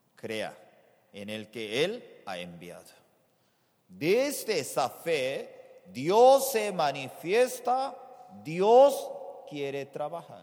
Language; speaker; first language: Spanish; non-native, fluent; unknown